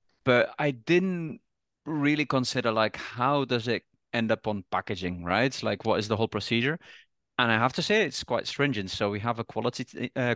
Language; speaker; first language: English; non-native, fluent; Dutch